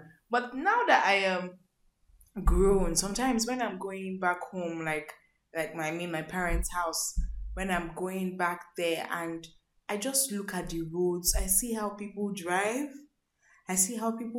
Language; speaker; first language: English; non-native, local second language; Igbo